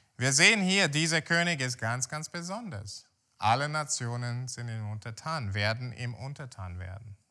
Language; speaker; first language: German; non-native, fluent; Portuguese